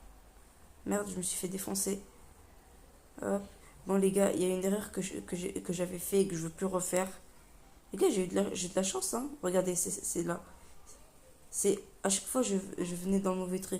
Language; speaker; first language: French; native; French